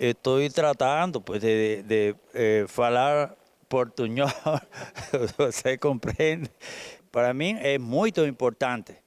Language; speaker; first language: Portuguese; non-native, learner; Spanish